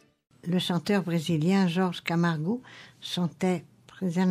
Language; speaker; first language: French; native; French